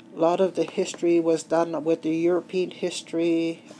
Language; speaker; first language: English; native; English